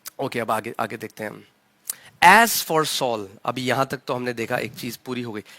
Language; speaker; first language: Hindi; native; Hindi